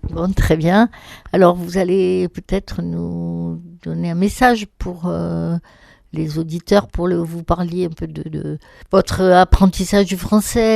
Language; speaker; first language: French; native; French